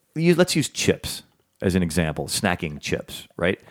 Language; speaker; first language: English; native; English